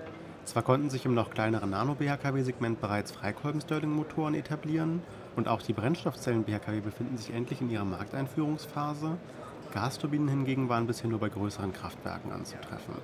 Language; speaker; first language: German; native; German